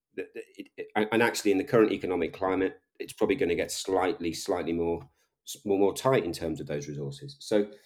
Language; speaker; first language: English; native; English